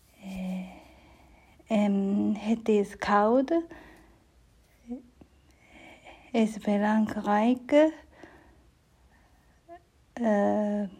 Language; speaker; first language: Dutch; non-native, learner; German